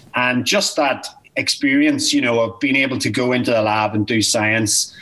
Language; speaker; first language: English; native; English